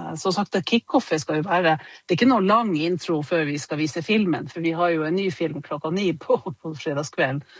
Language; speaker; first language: Norwegian; native; Norwegian